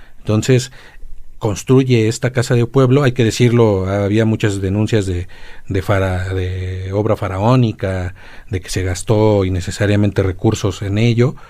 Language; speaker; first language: Spanish; native; Spanish